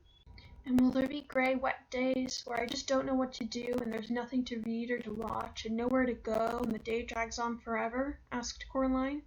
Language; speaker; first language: English; native; English